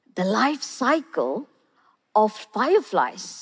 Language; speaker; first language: English; non-native, local second language; Malay